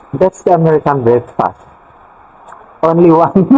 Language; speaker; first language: English; non-native, fluent; Filipino